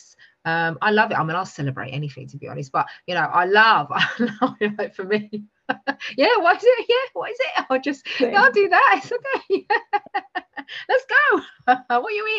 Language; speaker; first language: English; native; English